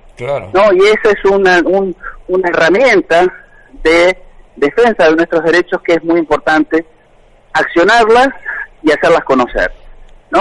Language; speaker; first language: Spanish; native; Spanish